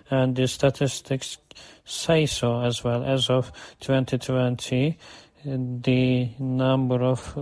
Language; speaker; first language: English; non-native, fluent; Turkish